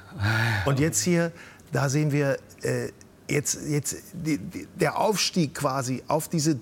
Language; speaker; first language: German; native; German